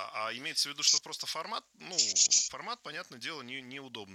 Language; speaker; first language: Russian; native; Russian